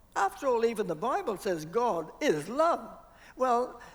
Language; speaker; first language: English; native; English